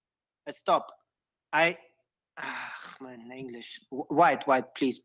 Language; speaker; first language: English; non-native, learner; German